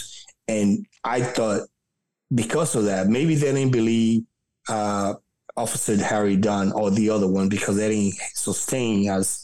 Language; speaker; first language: English; early bilingual, other home language; Spanish